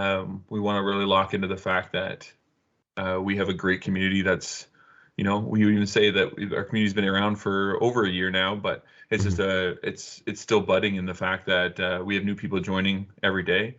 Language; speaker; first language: English; native; English